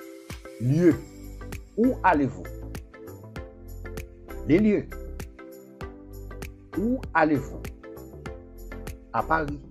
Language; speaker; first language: French; non-native, fluent; Portuguese